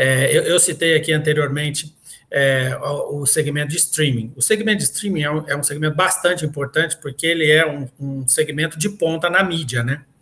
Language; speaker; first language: Portuguese; native; Portuguese